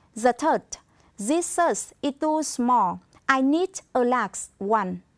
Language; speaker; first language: English; non-native, fluent; Vietnamese